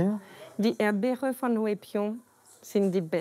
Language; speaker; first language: German; non-native, learner; French